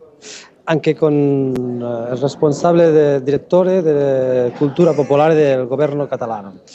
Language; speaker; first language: Italian; non-native, learner; Catalan